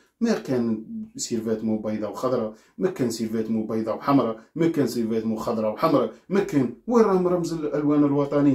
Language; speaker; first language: Arabic; native; Arabic